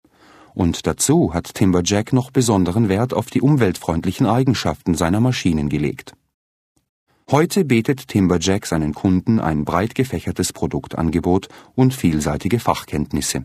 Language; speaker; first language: German; native; German